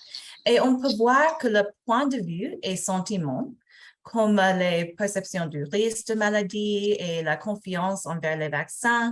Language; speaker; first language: French; non-native, fluent; English